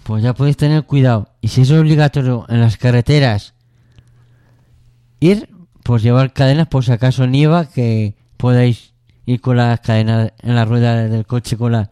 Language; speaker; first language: Spanish; native; Spanish